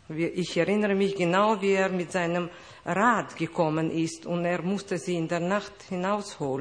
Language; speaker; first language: German; non-native, fluent; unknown